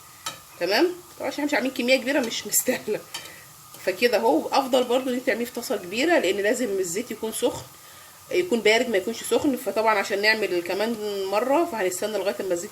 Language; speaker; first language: Arabic; native; Arabic